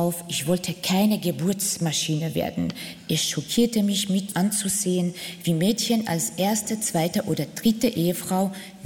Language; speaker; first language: German; non-native, fluent; Arabic